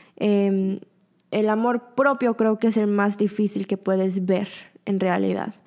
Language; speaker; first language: Spanish; early bilingual, other home language; Korean